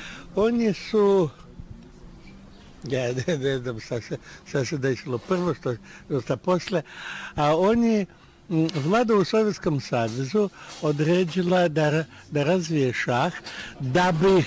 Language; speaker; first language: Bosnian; non-native, learner; Russian